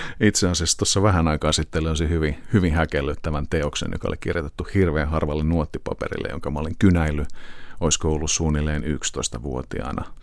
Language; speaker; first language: Finnish; native; Finnish